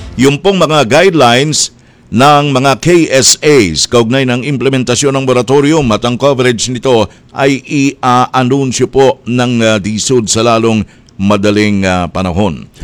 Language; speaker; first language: Filipino; native; Filipino